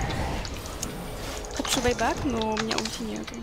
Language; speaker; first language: Russian; non-native, learner; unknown